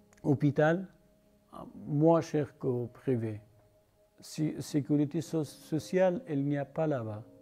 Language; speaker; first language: French; non-native, learner; Persian